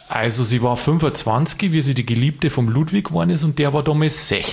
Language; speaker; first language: German; native; German